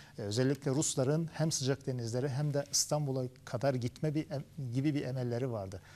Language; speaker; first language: Turkish; early bilingual, heritage; Turkish